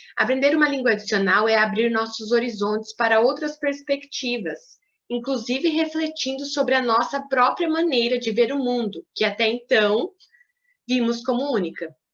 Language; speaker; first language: Portuguese; native; Portuguese